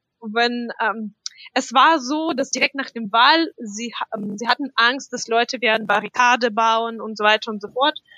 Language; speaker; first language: German; non-native, fluent; Russian